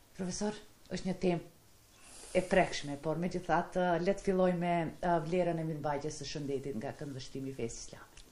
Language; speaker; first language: Albanian; native; Albanian